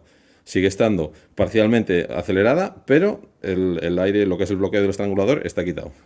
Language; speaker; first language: Spanish; native; Spanish